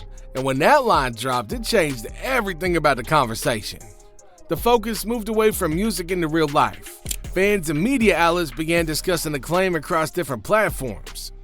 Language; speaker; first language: English; native; English